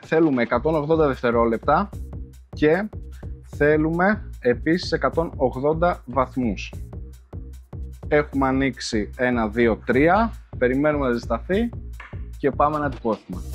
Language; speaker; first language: Greek; native; Greek